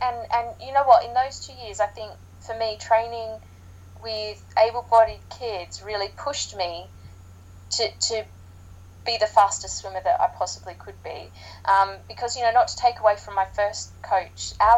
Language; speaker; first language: English; native; English